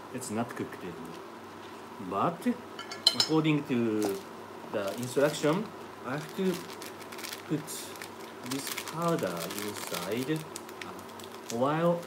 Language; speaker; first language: English; non-native, learner; Japanese